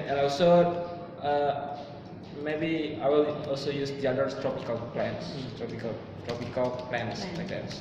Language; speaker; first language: English; non-native, learner; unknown